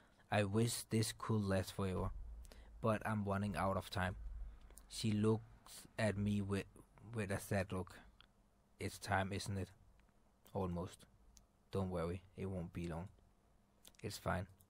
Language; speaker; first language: English; non-native, fluent; Danish